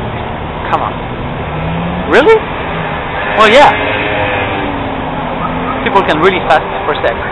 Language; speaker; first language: English; non-native, fluent; French